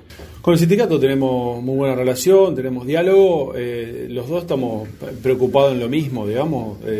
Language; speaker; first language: Spanish; native; Spanish